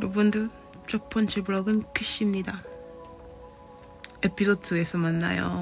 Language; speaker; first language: Korean; non-native, fluent; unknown